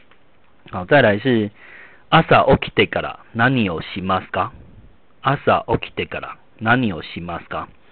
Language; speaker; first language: Japanese; non-native, fluent; Chinese